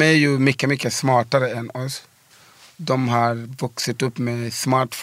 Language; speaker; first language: Swedish; early bilingual, other home language; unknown